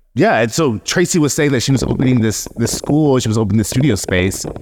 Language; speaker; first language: English; native; English